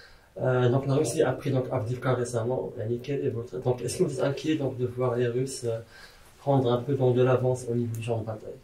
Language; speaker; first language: French; non-native, local second language; Arabic